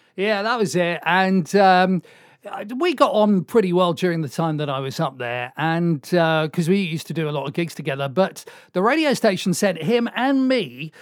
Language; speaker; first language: English; native; English